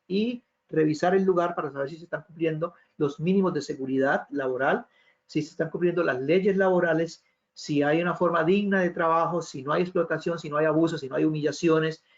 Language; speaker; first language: Spanish; native; Spanish